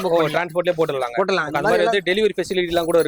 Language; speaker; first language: Tamil; native; Tamil